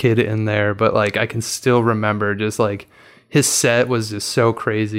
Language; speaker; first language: English; native; English